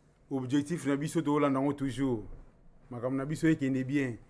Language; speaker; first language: French; non-native, local second language; Lingala